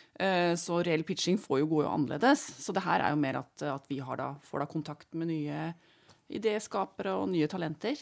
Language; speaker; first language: Norwegian; native; Norwegian